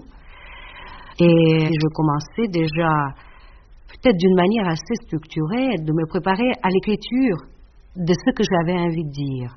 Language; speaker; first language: French; non-native, fluent; Russian